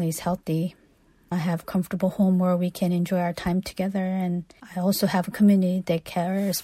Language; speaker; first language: English; non-native, fluent; Korean